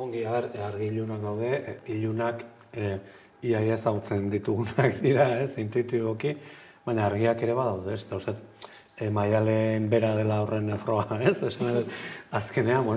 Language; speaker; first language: Basque; native; Basque